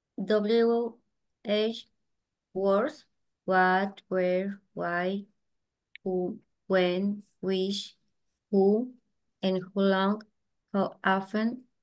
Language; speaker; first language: English; non-native, learner; Spanish